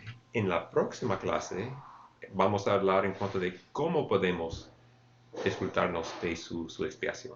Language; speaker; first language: Spanish; non-native, fluent; English